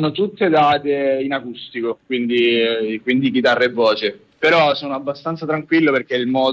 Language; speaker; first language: Italian; native; Italian